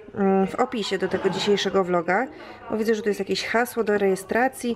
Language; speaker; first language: Polish; native; Polish